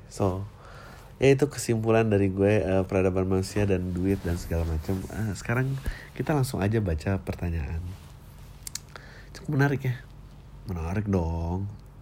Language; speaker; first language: Indonesian; native; Indonesian